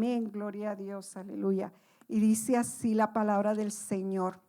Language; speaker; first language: Spanish; native; Spanish